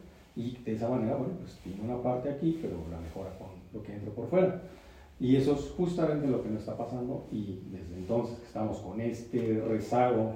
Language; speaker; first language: Spanish; native; Spanish